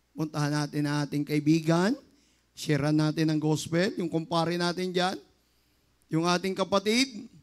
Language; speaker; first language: Filipino; native; Filipino